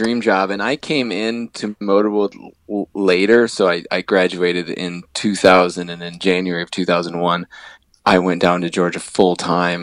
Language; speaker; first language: English; native; English